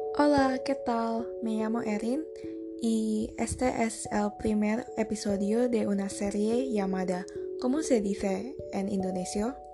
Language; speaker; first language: Spanish; non-native, fluent; Indonesian